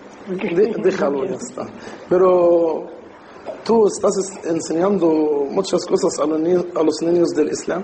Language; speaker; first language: Spanish; non-native, learner; Arabic